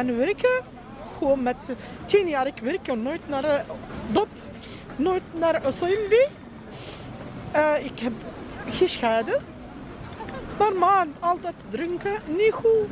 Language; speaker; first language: Dutch; non-native, learner; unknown